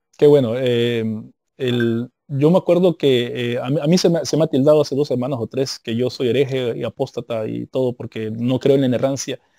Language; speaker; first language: Spanish; native; Spanish